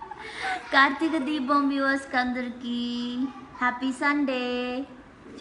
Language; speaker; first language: Telugu; non-native, local second language; Malayalam